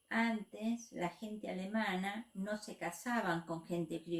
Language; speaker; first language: Spanish; native; Spanish